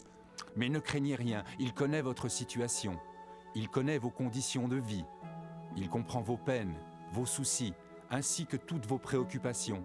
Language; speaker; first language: French; native; French